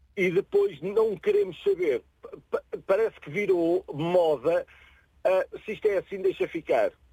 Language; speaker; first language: Portuguese; native; Portuguese